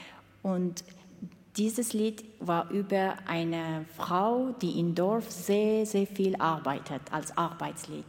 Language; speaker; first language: German; non-native, fluent; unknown